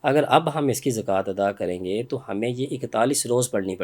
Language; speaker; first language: Urdu; native; Urdu